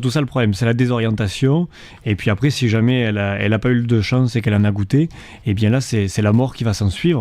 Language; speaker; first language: French; native; French